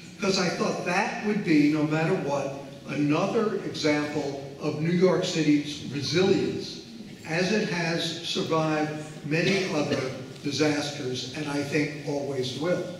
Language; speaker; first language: English; native; English